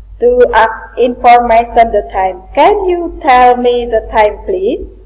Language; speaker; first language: English; non-native, learner; Indonesian